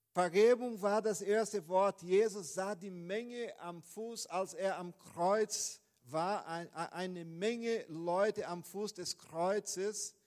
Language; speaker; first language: German; non-native, fluent; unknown